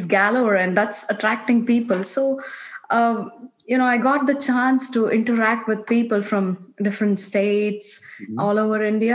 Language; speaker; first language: English; non-native, local second language; Kannada